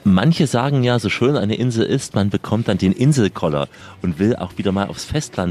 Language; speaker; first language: German; native; German